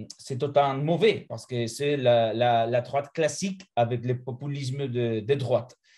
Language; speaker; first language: French; non-native, fluent; Spanish